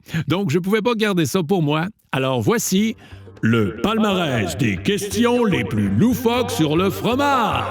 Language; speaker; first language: French; native; French